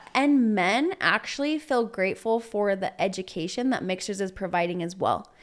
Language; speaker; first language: English; native; English